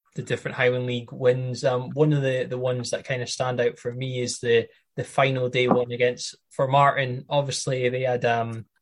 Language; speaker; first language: English; native; English